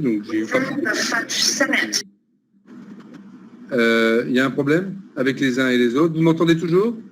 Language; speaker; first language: French; native; French